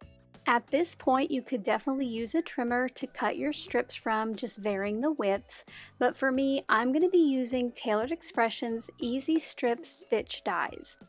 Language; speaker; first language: English; native; English